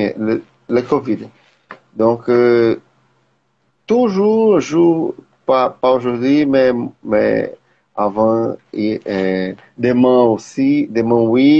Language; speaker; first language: French; non-native, learner; Portuguese